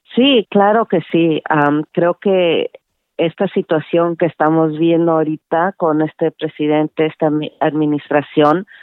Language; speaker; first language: Spanish; native; Spanish